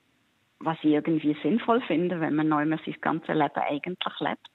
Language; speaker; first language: German; native; German